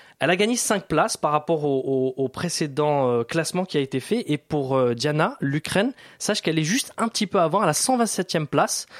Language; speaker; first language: French; native; French